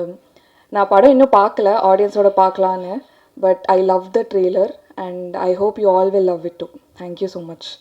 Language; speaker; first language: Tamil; non-native, learner; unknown